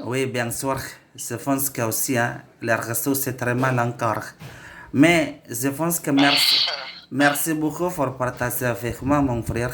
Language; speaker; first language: French; non-native, learner; Indonesian